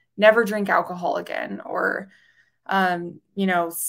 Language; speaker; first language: English; native; English